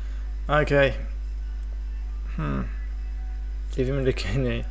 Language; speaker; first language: Welsh; non-native, fluent; English